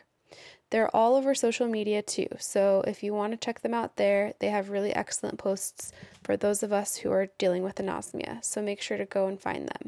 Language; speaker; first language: English; native; English